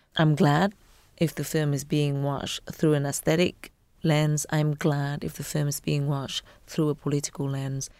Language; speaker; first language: English; non-native, fluent; Vietnamese